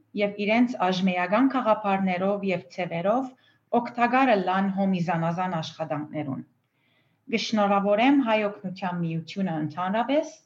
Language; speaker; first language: Armenian; early bilingual, heritage; Armenian